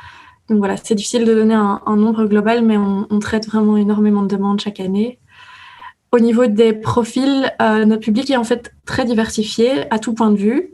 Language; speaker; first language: French; native; French